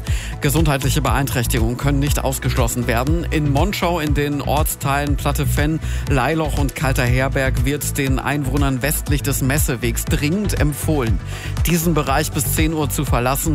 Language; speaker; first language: German; native; German